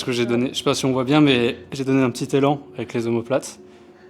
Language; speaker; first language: French; native; French